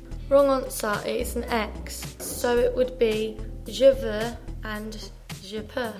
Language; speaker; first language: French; non-native, learner; English